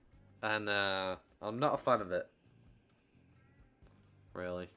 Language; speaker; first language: English; native; English